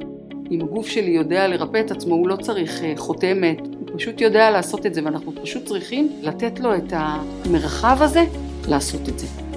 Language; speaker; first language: Hebrew; native; Hebrew